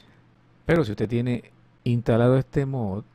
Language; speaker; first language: Spanish; native; Spanish